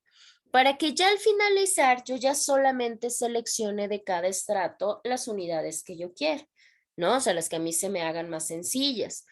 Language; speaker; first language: Spanish; native; Spanish